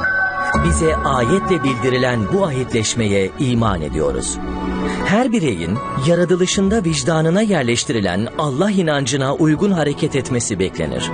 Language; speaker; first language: Turkish; native; Turkish